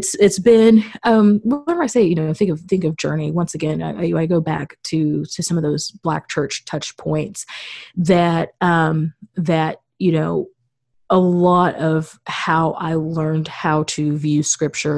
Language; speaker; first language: English; native; English